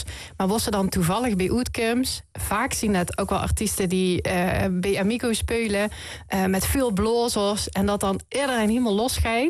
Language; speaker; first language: Dutch; native; Dutch